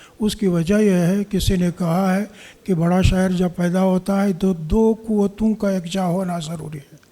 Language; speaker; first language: Urdu; non-native, local second language; Pashto